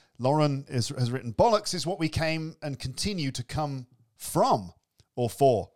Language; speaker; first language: English; native; English